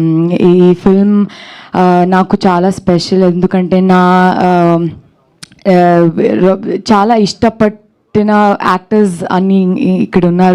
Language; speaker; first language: Telugu; non-native, learner; Kannada